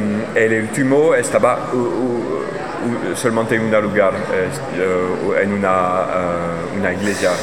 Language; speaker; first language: Spanish; non-native, learner; French